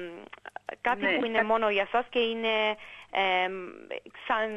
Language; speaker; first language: Greek; early bilingual, heritage; English